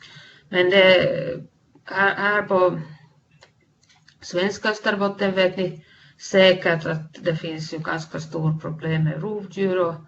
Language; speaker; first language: Swedish; non-native, fluent; Finnish